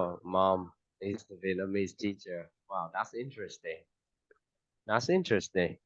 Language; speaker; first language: English; non-native, fluent; Vietnamese